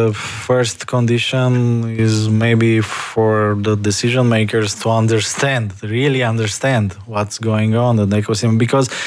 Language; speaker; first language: English; non-native, fluent; Romanian